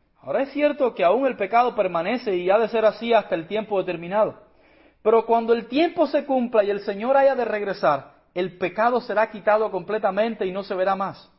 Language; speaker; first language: Spanish; native; Spanish